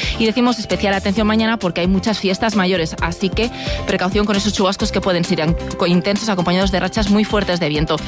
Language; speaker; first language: Spanish; native; Spanish